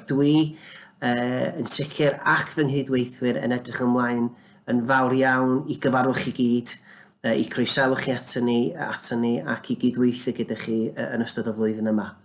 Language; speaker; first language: Welsh; native; Welsh